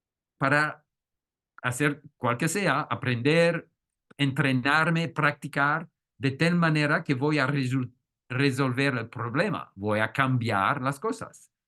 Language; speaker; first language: Spanish; non-native, fluent; French